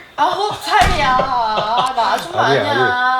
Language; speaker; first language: Korean; non-native, learner; Arabic